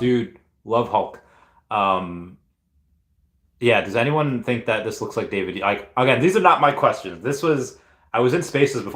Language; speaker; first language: English; native; English